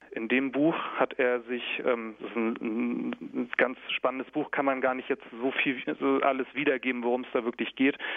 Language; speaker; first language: German; native; German